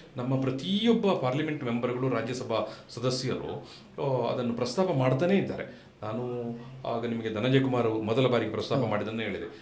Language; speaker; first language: Kannada; non-native, local second language; Tulu